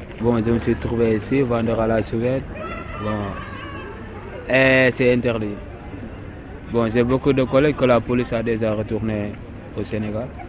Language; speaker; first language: French; non-native, local second language; Wolof